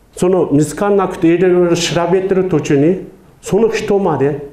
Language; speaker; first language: Japanese; non-native, fluent; Chinese